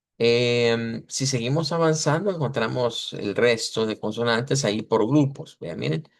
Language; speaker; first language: Spanish; native; Spanish